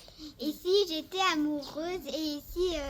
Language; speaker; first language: French; early bilingual, heritage; French